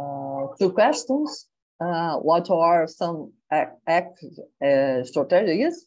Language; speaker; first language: English; non-native, learner; Portuguese